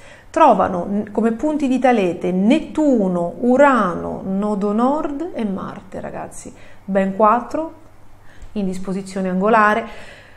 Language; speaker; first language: Italian; native; Italian